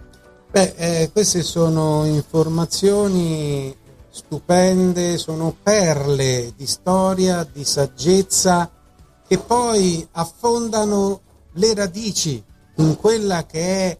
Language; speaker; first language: Italian; native; Italian